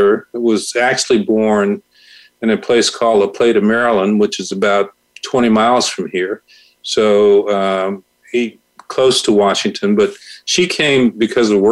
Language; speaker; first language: English; native; English